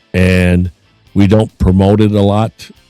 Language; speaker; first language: English; native; English